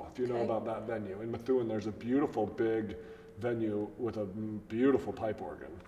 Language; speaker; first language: English; native; English